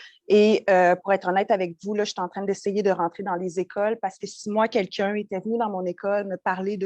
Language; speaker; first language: French; native; French